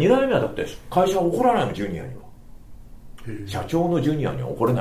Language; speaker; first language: Japanese; native; Japanese